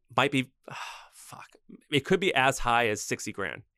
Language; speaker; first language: English; native; English